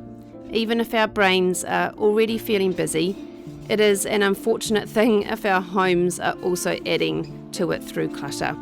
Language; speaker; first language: English; native; English